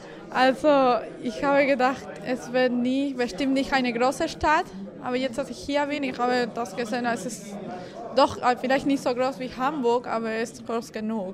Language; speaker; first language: German; non-native, fluent; Spanish